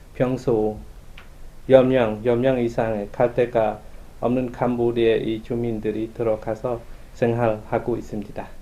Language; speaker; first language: Korean; non-native, fluent; Khmer